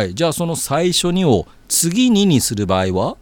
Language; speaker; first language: Japanese; native; Japanese